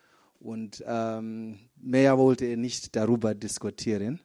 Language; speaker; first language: German; non-native, fluent; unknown